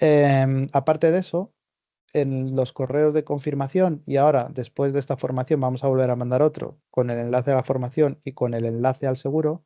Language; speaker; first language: Spanish; native; Spanish